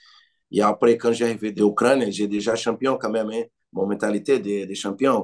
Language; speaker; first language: French; non-native, learner; Portuguese